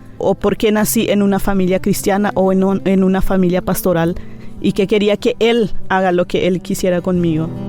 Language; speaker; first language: Spanish; non-native, local second language; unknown